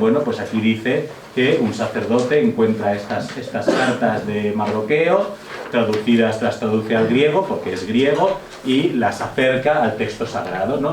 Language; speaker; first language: Spanish; native; Spanish